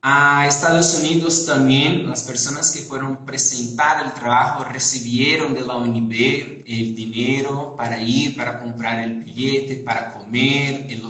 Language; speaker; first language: Spanish; non-native, fluent; Portuguese